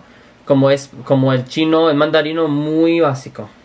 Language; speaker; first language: Spanish; non-native, learner; English